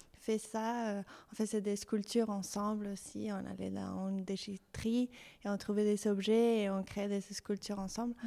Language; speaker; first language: French; non-native, fluent; Spanish